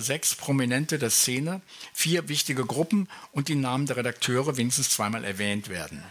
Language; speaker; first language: German; native; German